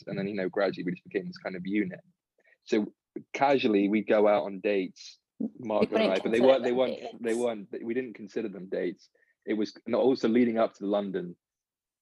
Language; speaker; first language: English; native; English